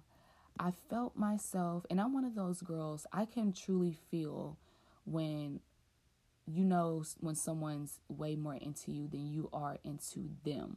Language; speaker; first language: English; native; English